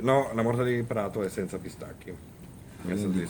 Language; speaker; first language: Italian; native; Italian